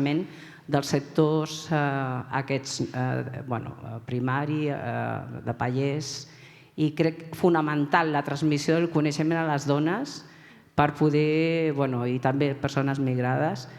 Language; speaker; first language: Catalan; non-native, local second language; Spanish